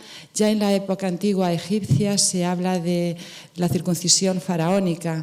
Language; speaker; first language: Spanish; native; Spanish